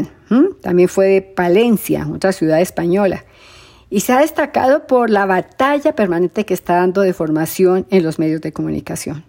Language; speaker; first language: Spanish; native; Spanish